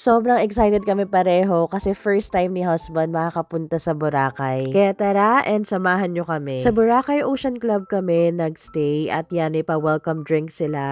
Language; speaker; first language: Filipino; native; Filipino